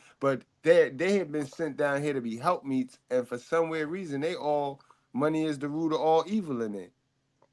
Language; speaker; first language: English; native; English